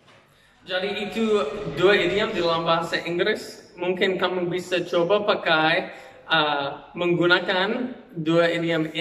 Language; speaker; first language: Indonesian; non-native, fluent; English